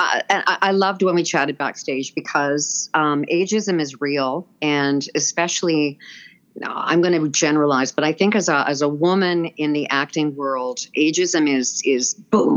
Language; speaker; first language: English; native; English